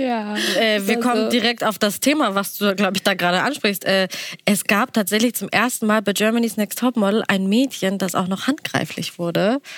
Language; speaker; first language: German; native; German